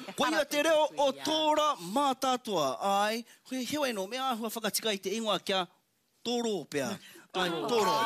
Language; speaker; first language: Māori; native; Māori